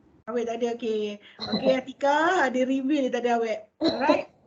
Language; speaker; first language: Malay; native; Malay